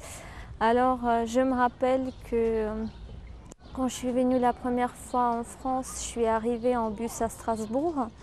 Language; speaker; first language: French; non-native, fluent; Ukrainian